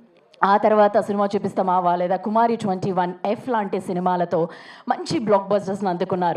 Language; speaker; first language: Telugu; native; Telugu